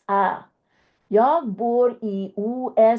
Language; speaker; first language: Swedish; non-native, fluent; English